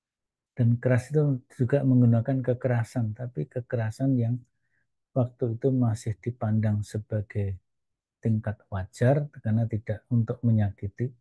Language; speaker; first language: Indonesian; native; Indonesian